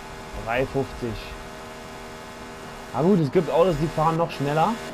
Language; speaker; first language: German; native; German